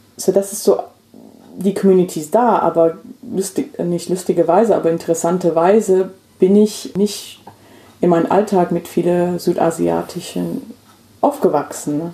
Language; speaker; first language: German; non-native, fluent; English